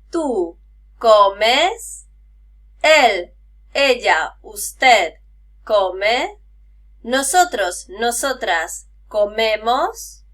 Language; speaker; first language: Spanish; native; Spanish